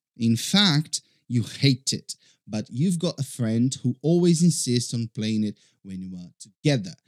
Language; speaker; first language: English; non-native, fluent; Portuguese